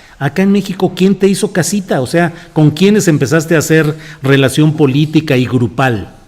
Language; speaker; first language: Spanish; native; Spanish